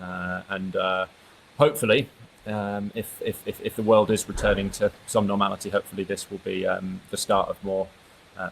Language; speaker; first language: English; native; English